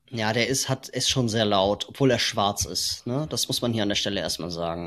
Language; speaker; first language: German; native; German